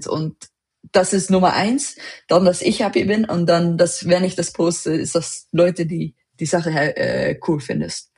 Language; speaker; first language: German; non-native, fluent; Dutch